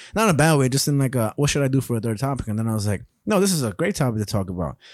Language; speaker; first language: English; early bilingual, other home language; Spanish